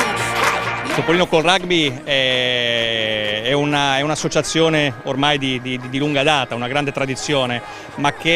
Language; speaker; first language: Italian; native; Italian